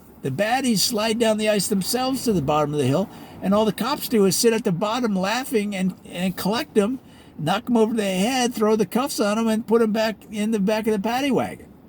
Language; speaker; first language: English; native; English